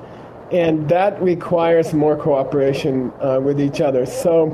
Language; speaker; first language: English; native; English